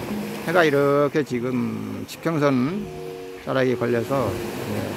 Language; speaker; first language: Korean; native; Korean